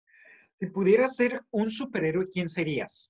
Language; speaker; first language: Spanish; native; Spanish